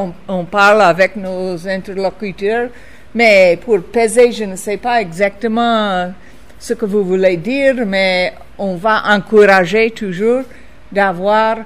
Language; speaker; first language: French; non-native, fluent; English